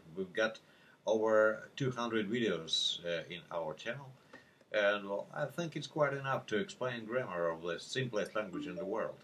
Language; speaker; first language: English; non-native, fluent; Russian